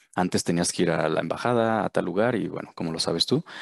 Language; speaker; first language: Spanish; native; Spanish